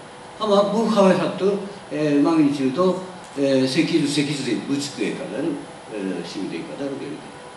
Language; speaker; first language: Turkish; non-native, learner; Japanese